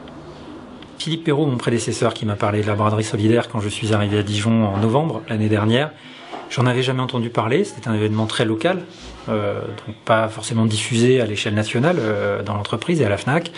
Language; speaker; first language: French; native; French